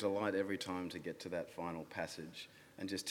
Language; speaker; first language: English; native; English